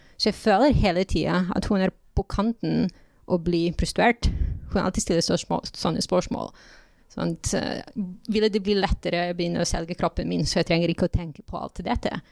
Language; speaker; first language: Norwegian; non-native, fluent; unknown